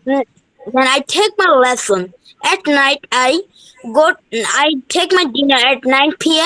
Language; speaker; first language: English; non-native, learner; Bangla